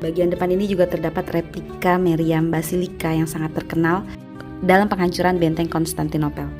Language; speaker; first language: Indonesian; native; Indonesian